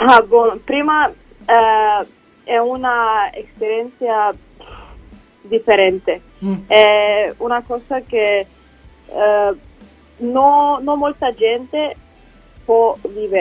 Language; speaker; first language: Italian; non-native, learner; Slovenian